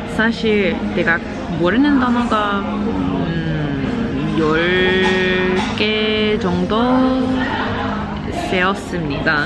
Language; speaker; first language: Korean; non-native, learner; English